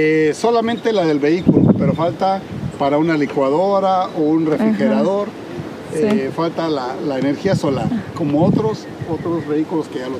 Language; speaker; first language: Spanish; native; Spanish